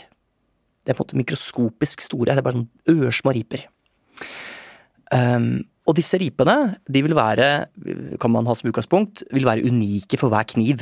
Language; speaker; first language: Norwegian; native; Norwegian